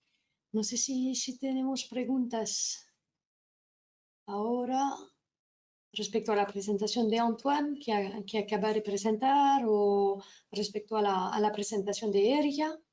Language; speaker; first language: Spanish; non-native, fluent; French